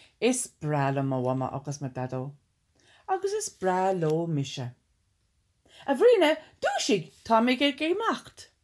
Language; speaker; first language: Irish; non-native, local second language; English